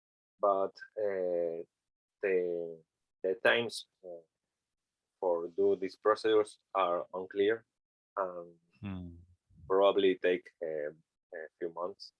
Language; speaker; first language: English; non-native, learner; Spanish